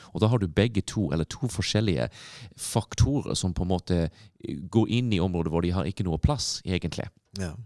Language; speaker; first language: Norwegian; non-native, fluent; English